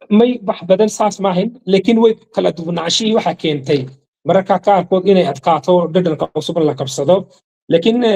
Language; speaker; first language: Somali; non-native, fluent; Urdu